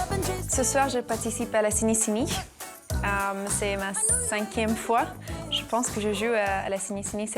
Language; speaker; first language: French; non-native, fluent; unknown